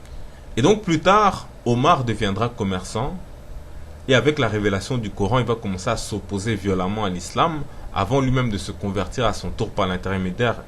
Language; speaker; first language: French; non-native, local second language; Lingala